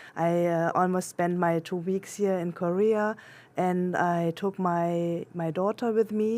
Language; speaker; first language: English; non-native, local second language; German